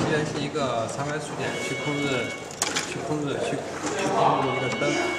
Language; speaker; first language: Chinese; native; Chinese